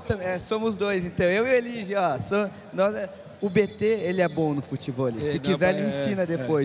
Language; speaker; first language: Portuguese; native; Portuguese